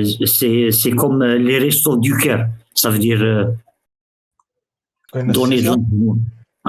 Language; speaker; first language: French; early bilingual, other home language; Arabic